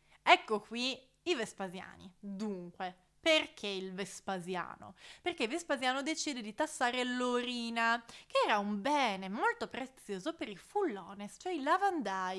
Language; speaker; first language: Italian; native; Italian